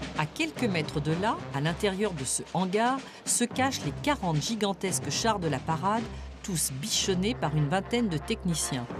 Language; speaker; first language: French; native; French